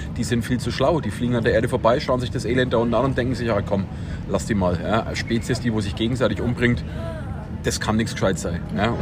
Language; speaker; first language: German; native; German